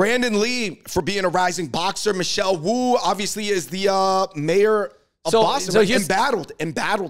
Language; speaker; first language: English; native; English